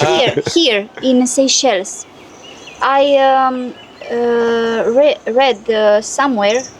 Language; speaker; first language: English; non-native, learner; Romanian